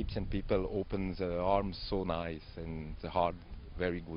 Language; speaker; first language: English; non-native, learner; French